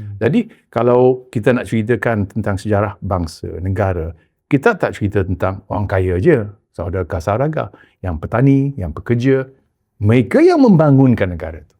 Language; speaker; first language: Malay; early bilingual, heritage; Malay